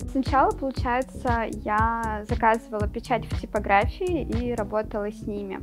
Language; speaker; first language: Russian; native; Russian